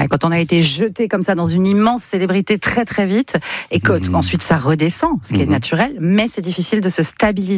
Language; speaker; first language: French; native; French